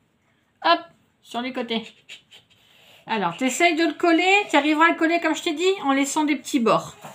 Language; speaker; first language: French; native; French